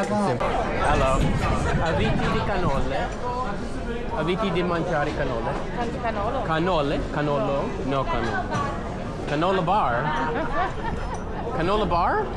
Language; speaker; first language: Italian; non-native, learner; English